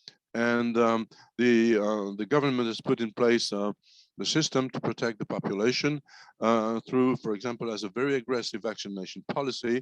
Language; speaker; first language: English; non-native, fluent; French